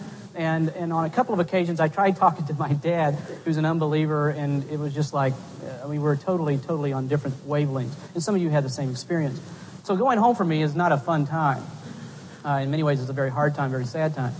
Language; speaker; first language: English; native; English